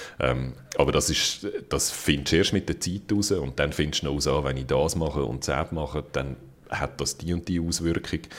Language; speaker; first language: German; native; German